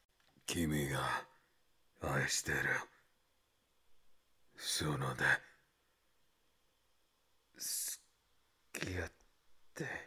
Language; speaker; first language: Japanese; non-native, learner; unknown